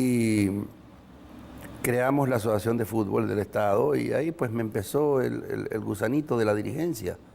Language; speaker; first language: Spanish; native; Spanish